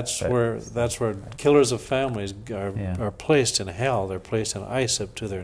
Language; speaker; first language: English; native; English